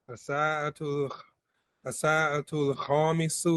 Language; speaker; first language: Arabic; non-native, learner; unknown